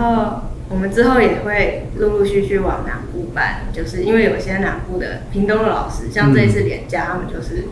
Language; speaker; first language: Chinese; native; Chinese